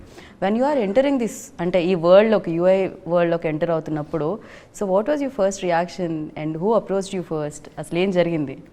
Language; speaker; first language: Telugu; native; Telugu